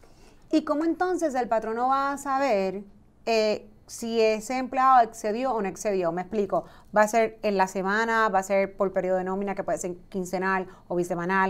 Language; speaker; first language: Spanish; native; Spanish